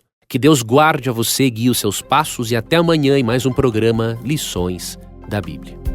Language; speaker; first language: Portuguese; native; Portuguese